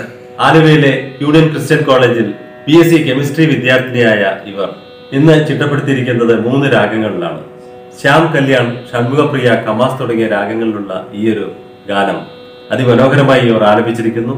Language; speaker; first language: Malayalam; native; Malayalam